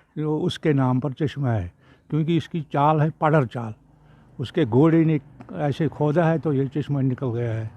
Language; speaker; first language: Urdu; non-native, local second language; Kashmiri